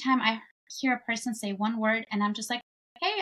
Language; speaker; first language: English; non-native, fluent; Bulgarian